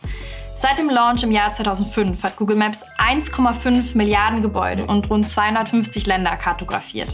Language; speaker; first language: German; native; German